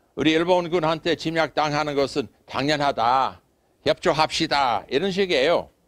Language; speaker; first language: Korean; non-native, fluent; English